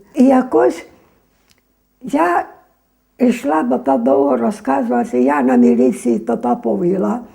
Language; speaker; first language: Ukrainian; native; Ukrainian